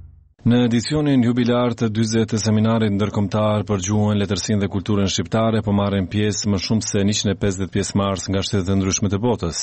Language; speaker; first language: Albanian; native; Albanian